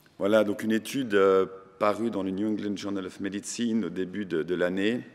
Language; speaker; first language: French; native; French